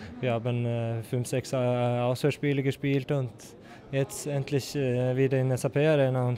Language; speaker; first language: German; non-native, fluent; Norwegian